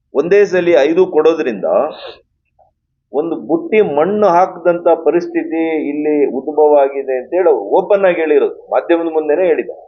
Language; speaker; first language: Kannada; native; Kannada